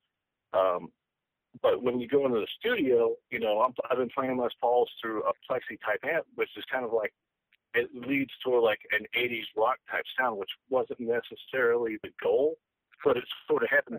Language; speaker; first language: English; native; English